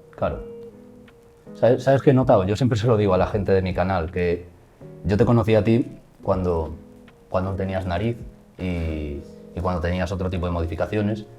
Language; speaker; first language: Spanish; native; Spanish